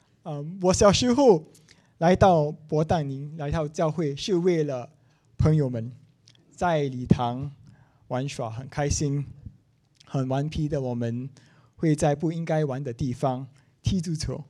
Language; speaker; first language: Chinese; non-native, local second language; English